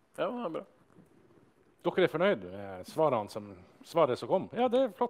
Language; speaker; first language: Norwegian; native; Norwegian